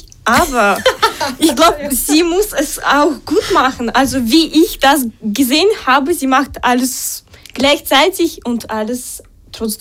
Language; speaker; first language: German; non-native, learner; Ukrainian